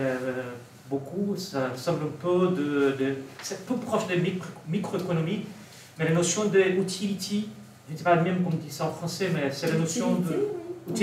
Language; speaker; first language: French; non-native, learner; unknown